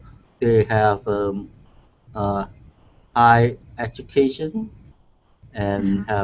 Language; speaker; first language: English; non-native, learner; Chinese